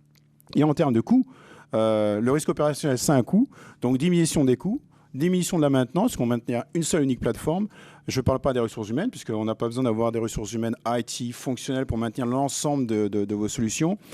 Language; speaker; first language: French; native; French